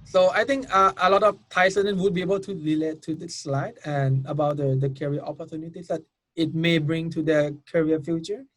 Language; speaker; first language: English; non-native, fluent; Thai